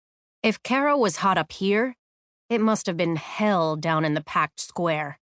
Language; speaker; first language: English; native; English